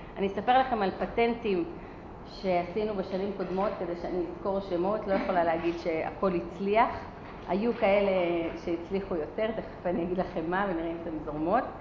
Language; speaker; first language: Hebrew; early bilingual, other home language; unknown